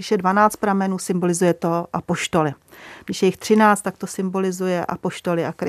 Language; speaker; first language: Czech; native; Czech